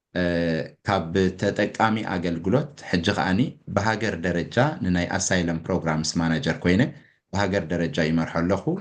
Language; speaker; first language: Tigrinya; native; Tigrinya